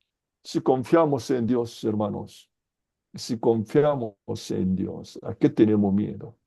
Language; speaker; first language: Spanish; non-native, fluent; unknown